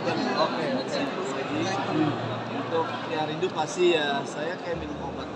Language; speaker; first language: Indonesian; native; Indonesian